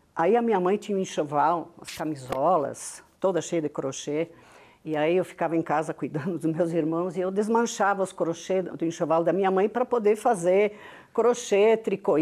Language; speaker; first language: Portuguese; non-native, local second language; Venetian